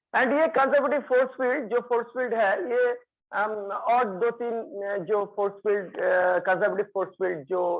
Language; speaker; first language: Hindi; non-native, local second language; Bangla